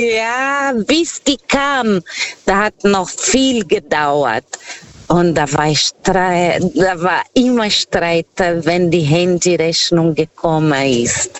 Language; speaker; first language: German; non-native, learner; Portuguese